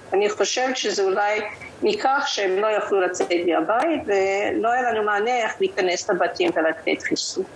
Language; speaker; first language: Hebrew; non-native, fluent; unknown